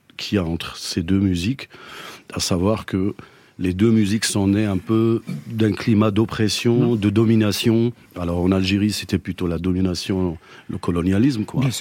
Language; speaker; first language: French; native; French